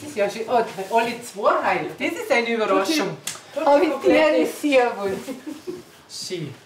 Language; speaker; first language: German; native; German